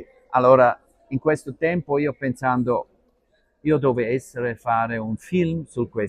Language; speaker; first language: Italian; non-native, learner; Arabic